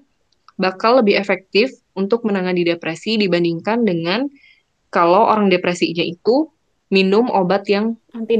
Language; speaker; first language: Indonesian; native; Indonesian